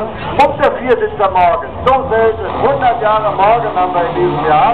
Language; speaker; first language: German; native; German